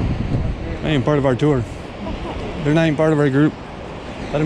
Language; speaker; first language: English; native; English